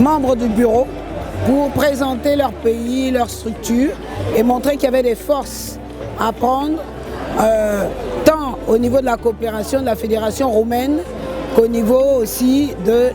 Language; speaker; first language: French; non-native, local second language; Arabic